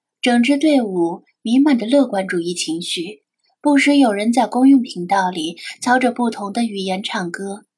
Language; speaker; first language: Chinese; native; Chinese